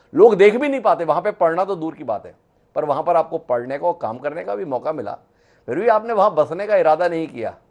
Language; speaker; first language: Hindi; native; Hindi